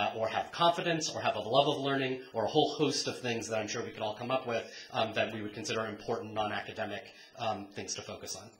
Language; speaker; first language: English; native; English